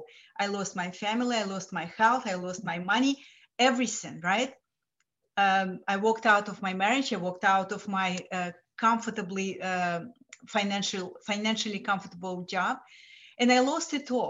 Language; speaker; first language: English; non-native, fluent; Lithuanian